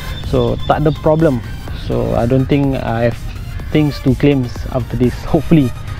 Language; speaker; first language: English; non-native, local second language; Malay